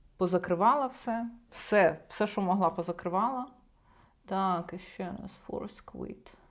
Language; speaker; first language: Ukrainian; native; Ukrainian